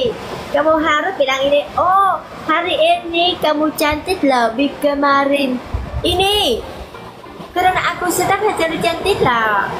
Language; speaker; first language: Indonesian; non-native, learner; Vietnamese